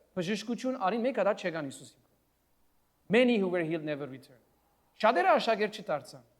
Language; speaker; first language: Armenian; early bilingual, heritage; Armenian